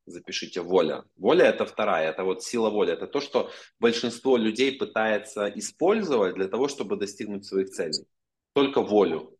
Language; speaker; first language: Russian; non-native, local second language; Ukrainian